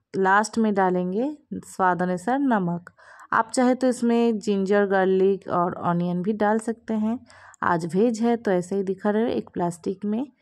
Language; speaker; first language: Hindi; non-native, local second language; Bangla